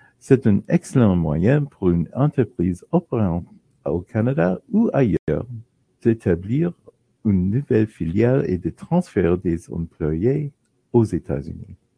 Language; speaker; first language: French; non-native, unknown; English